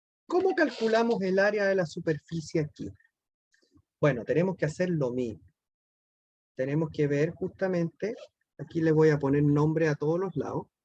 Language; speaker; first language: Spanish; native; Spanish